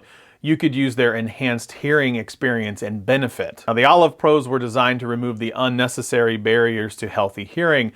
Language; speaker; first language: English; native; English